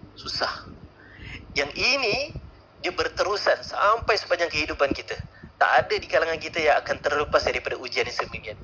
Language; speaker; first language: Malay; native; Malay